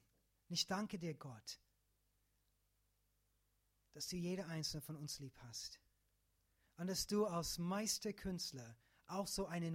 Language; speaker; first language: German; non-native, fluent; English